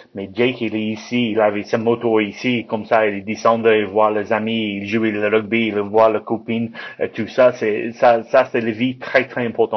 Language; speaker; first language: French; non-native, learner; English